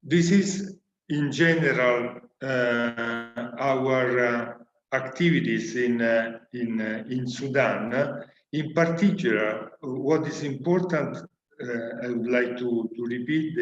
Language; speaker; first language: English; non-native, learner; Italian